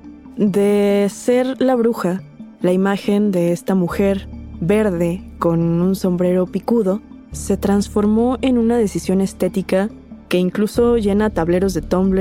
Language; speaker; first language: Spanish; native; Spanish